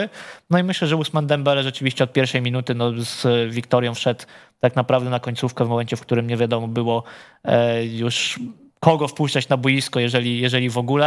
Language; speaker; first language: Polish; native; Polish